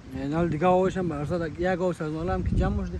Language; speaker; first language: Persian; native; Persian